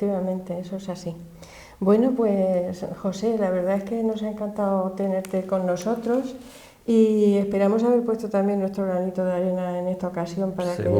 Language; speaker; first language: Spanish; native; Spanish